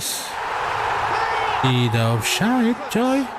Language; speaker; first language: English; non-native, learner; Indonesian